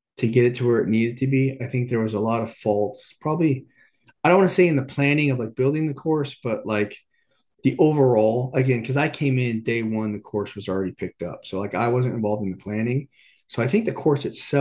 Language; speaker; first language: English; native; English